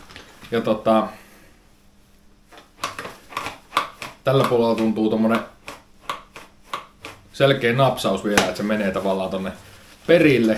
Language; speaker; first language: Finnish; native; Finnish